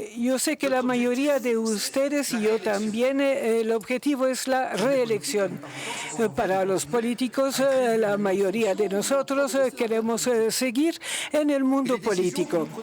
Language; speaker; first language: Spanish; non-native, fluent; Luxembourgish